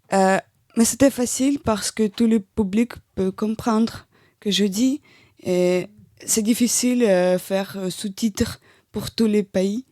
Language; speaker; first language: French; non-native, learner; Russian